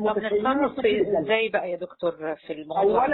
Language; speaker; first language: Arabic; native; Arabic